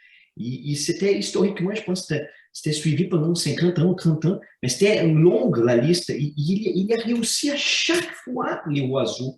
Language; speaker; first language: French; non-native, fluent; Portuguese